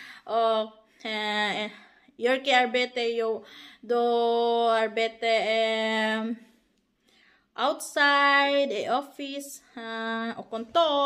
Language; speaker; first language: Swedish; non-native, learner; Filipino